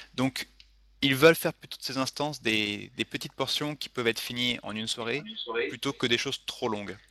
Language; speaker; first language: French; native; French